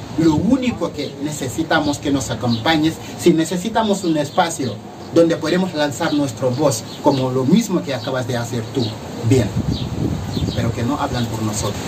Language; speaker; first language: Spanish; non-native, fluent; Wolof